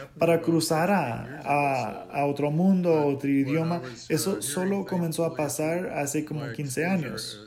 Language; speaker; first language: Spanish; non-native, fluent; English